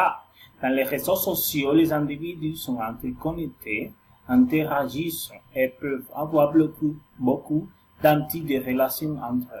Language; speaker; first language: French; non-native, learner; Spanish